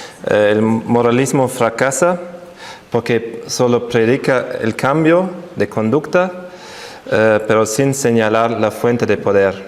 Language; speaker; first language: Spanish; non-native, fluent; German